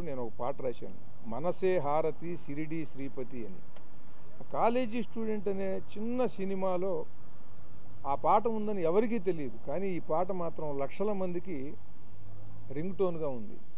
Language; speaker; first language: Telugu; native; Telugu